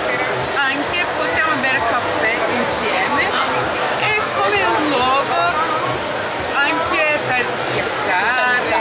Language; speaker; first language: Italian; non-native, learner; Turkish